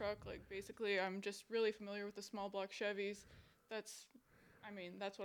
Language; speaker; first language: English; native; English